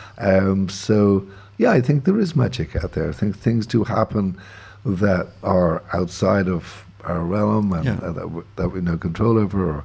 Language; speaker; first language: English; native; English